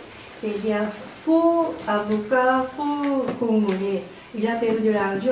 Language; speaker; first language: French; non-native, learner; Japanese